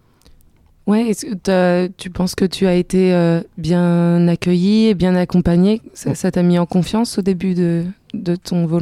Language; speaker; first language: French; native; French